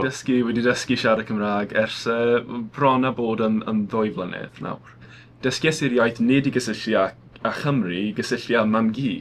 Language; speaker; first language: Welsh; non-native, learner; English